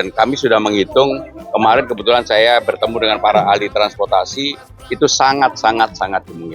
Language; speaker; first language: Indonesian; native; Indonesian